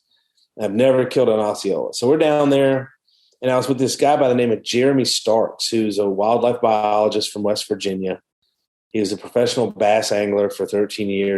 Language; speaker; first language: English; native; English